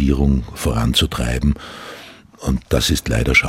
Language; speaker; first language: German; non-native, local second language; Croatian